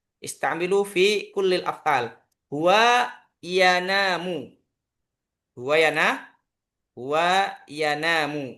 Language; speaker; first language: Arabic; non-native, fluent; Indonesian